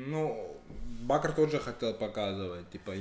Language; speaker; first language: Russian; non-native, fluent; English